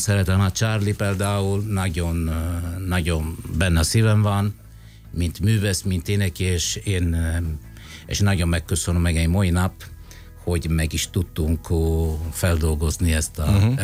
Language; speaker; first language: Hungarian; non-native, learner; Italian